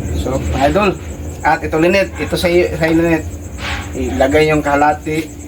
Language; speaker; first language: Filipino; non-native, local second language; Cebuano